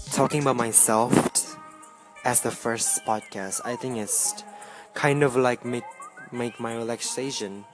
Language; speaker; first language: English; non-native, learner; Indonesian